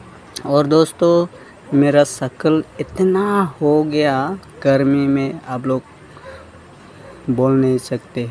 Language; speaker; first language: Hindi; non-native, local second language; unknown